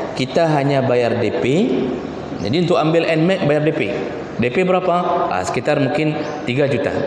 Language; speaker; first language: Malay; native; Malay